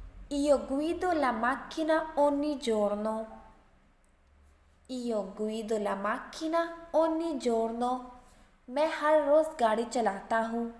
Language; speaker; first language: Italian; non-native, fluent; Urdu